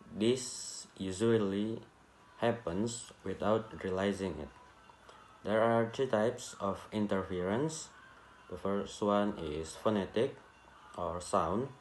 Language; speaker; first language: English; non-native, learner; Indonesian